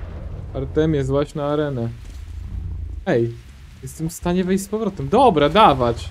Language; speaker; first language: Polish; native; Polish